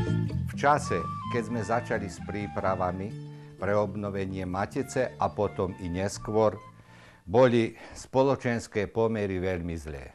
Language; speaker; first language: Slovak; native; Slovak